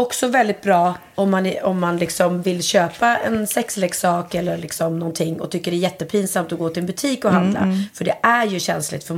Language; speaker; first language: Swedish; native; Swedish